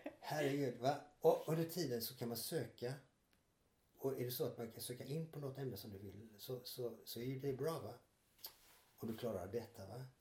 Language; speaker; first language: Swedish; early bilingual, other home language; Yiddish